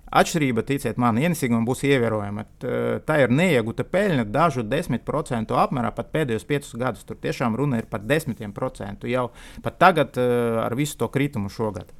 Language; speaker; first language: Latvian; non-native, local second language; Russian